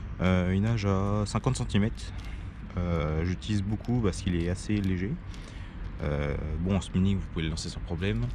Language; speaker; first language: French; native; French